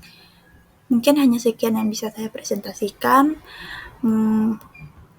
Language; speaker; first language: Indonesian; native; Indonesian